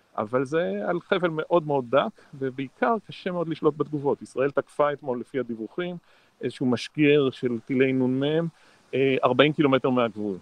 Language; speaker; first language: Hebrew; native; Hebrew